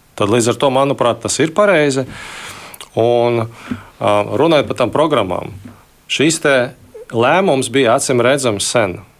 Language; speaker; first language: Latvian; non-native, local second language; Russian